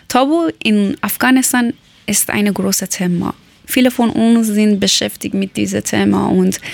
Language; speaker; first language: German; non-native, learner; Persian